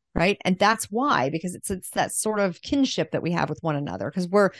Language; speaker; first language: English; native; English